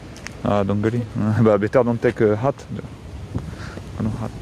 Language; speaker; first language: English; non-native, learner; French